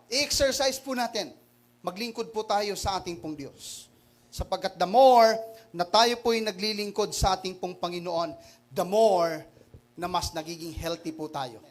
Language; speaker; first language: Filipino; non-native, local second language; Waray